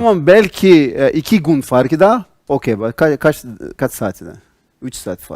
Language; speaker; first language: Turkish; non-native, learner; Portuguese